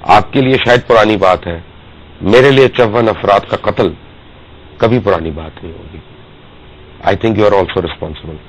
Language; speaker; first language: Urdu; native; Urdu